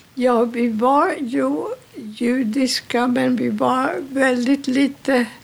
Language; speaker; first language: Swedish; non-native, fluent; German